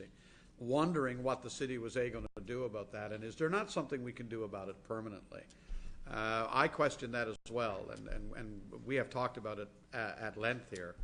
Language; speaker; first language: English; native; English